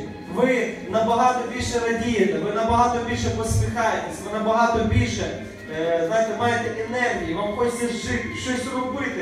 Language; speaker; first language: Ukrainian; native; Ukrainian